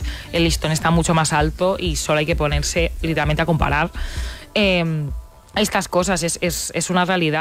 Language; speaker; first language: Spanish; native; Spanish